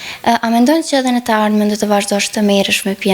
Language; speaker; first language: Albanian; native; Albanian